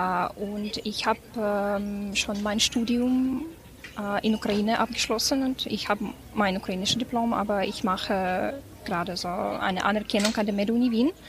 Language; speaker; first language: German; non-native, fluent; Ukrainian